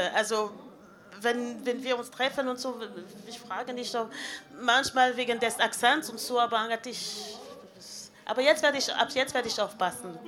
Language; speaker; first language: German; non-native, fluent; French